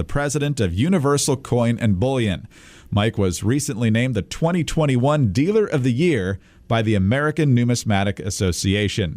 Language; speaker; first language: English; native; English